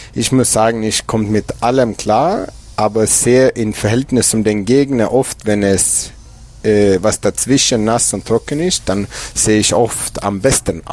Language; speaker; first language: German; non-native, fluent; Swedish